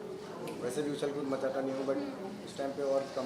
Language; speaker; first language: Hindi; native; Hindi